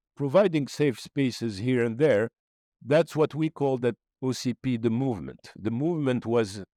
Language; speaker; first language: English; non-native, fluent; Arabic